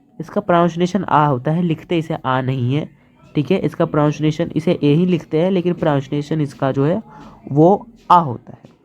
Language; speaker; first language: Hindi; native; Hindi